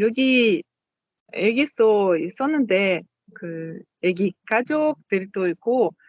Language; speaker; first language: Korean; non-native, learner; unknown